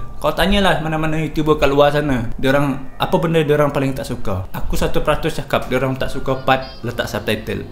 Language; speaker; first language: Malay; non-native, local second language; Iban